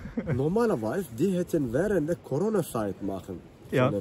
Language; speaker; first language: German; non-native, learner; Turkish